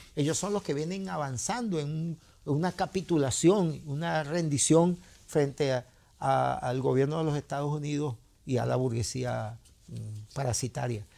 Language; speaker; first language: Spanish; native; Spanish